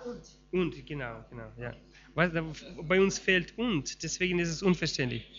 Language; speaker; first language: German; non-native, fluent; Russian